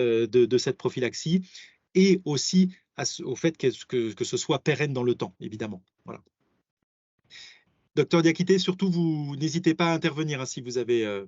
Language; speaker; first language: French; native; French